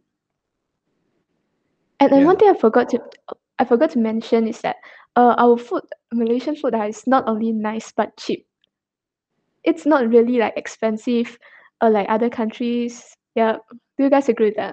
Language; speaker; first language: English; non-native, local second language; Chinese